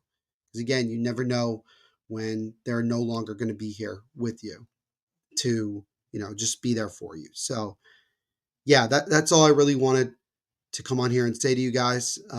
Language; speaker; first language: English; native; English